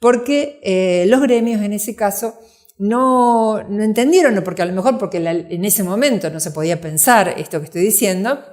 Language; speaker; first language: Spanish; native; Spanish